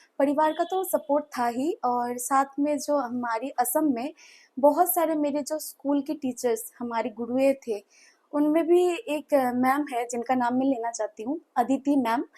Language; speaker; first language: Hindi; non-native, local second language; Bangla